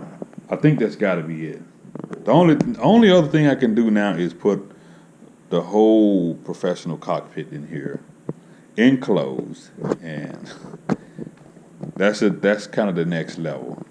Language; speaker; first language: English; native; English